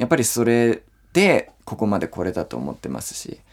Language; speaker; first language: Japanese; non-native, fluent; English